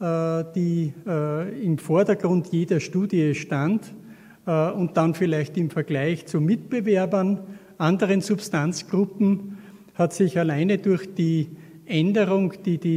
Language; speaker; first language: German; native; German